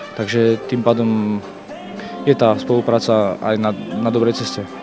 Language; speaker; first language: Slovak; native; Slovak